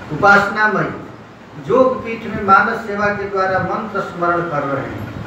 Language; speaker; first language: Hindi; non-native, local second language; Bangla